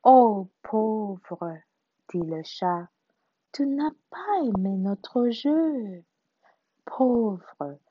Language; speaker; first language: French; non-native, learner; Spanish